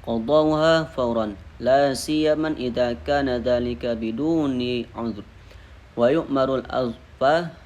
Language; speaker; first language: Arabic; non-native, learner; Indonesian